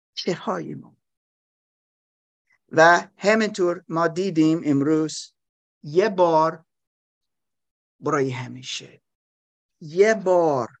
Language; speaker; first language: Persian; non-native, learner; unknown